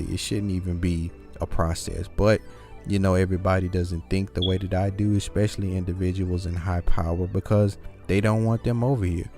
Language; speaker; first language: English; native; English